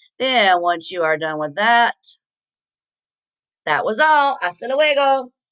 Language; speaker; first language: English; native; English